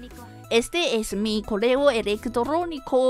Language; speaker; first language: Spanish; non-native, learner; Japanese